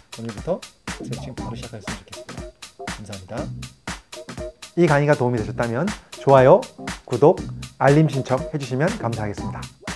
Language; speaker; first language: Korean; native; Korean